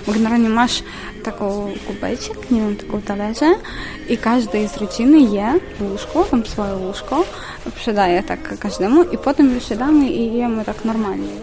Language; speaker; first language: Polish; non-native, fluent; Ukrainian